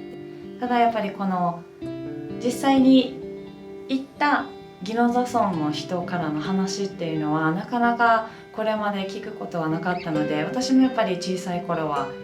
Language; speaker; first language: Japanese; native; Japanese